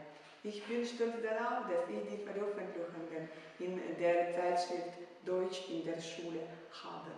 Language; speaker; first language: German; non-native, fluent; Ukrainian